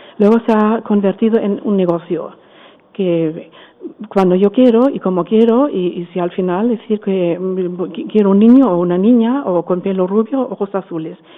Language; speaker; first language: Spanish; non-native, fluent; German